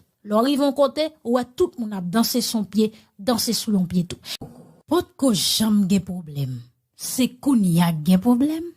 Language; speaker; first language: Haitian Creole; native; Haitian Creole